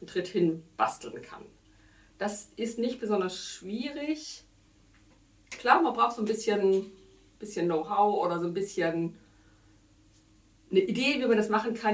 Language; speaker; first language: German; native; German